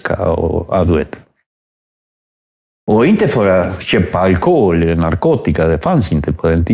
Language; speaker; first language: Swedish; non-native, fluent; Spanish